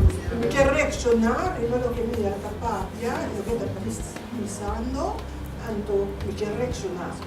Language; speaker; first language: Spanish; non-native, learner; Papiamento